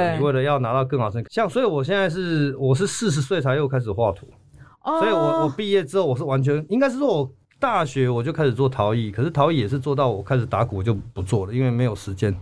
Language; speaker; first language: Chinese; non-native, local second language; Min Nan Chinese